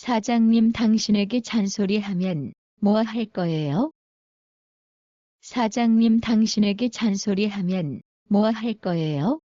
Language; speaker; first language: Korean; non-native, learner; Bangla